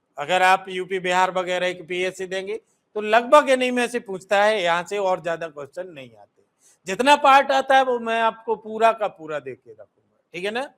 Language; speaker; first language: Hindi; native; Hindi